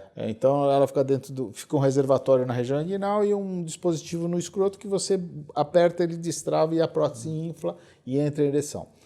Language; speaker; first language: Portuguese; native; Portuguese